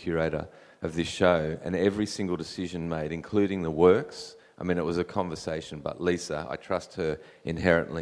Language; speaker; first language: English; native; English